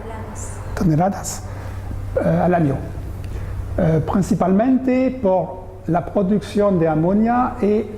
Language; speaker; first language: Spanish; non-native, learner; French